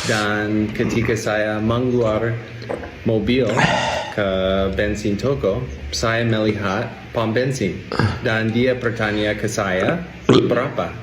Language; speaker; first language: Indonesian; non-native, learner; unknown